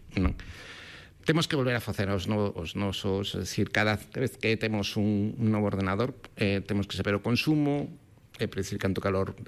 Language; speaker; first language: Galician; non-native, local second language; Spanish